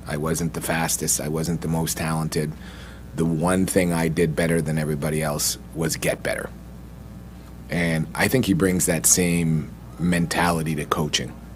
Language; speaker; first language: English; native; English